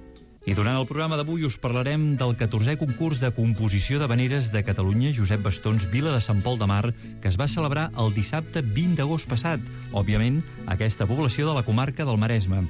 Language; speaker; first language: Catalan; native; Catalan